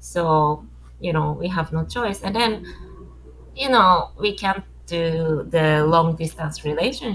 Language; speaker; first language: English; non-native, learner; Japanese